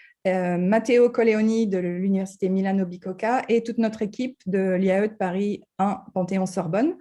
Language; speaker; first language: French; native; French